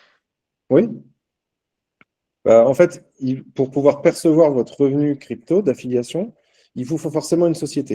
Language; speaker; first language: French; native; French